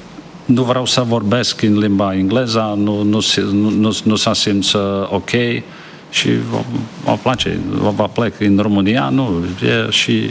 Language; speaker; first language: Romanian; non-native, learner; Czech